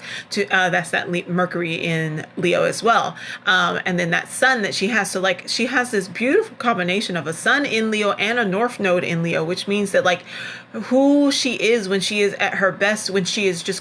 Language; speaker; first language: English; native; English